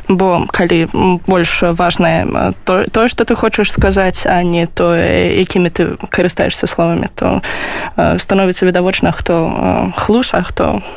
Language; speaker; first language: Belarusian; non-native, local second language; Russian